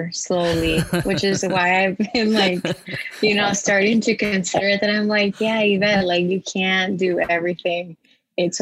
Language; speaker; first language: English; native; English